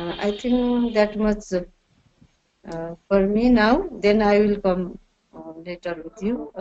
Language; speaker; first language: English; non-native, learner; Nepali